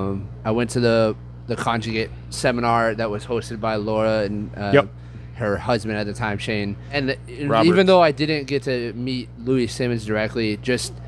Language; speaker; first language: English; native; English